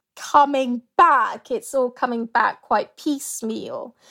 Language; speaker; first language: English; early bilingual, other home language; Yoruba